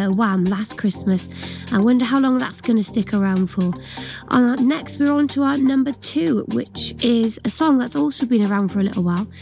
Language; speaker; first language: English; native; English